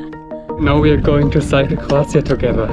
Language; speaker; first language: English; non-native, fluent; German